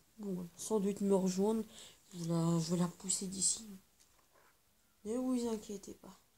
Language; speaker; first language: French; native; French